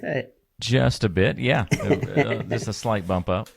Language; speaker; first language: English; native; English